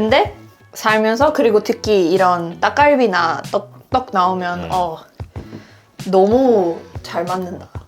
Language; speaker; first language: Korean; non-native, fluent; Swedish